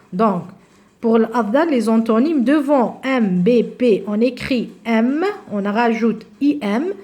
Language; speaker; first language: French; non-native, local second language; Arabic